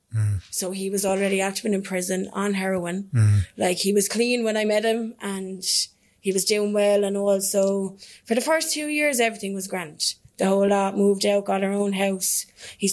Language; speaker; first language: English; native; English